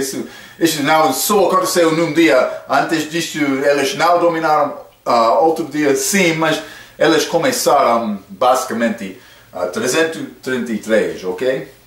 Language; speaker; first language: Portuguese; non-native, fluent; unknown